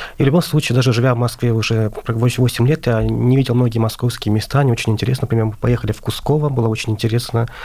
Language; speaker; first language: Russian; non-native, local second language; Azerbaijani